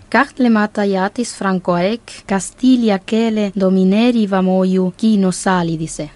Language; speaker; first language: Estonian; non-native, fluent; Spanish